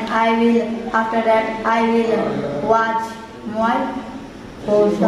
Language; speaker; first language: English; non-native, learner; Hindi